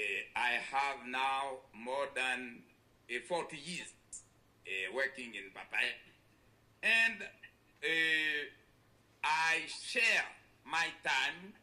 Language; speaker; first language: English; non-native, learner; Haitian Creole